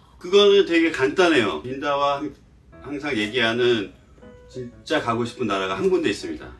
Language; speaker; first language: Korean; native; Korean